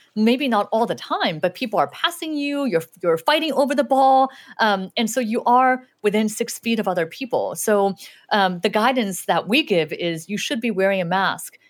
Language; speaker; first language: English; early bilingual, other home language; Chinese